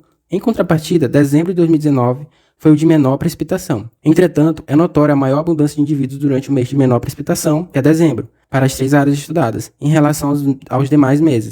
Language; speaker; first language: Portuguese; native; Portuguese